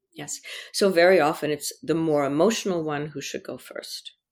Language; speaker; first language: English; early bilingual, other home language; French